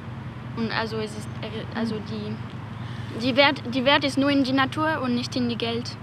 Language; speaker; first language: German; non-native, learner; French